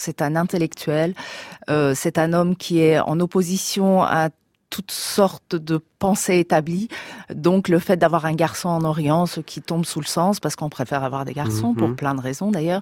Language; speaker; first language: French; native; French